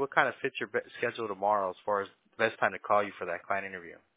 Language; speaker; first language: English; early bilingual, other home language; Spanish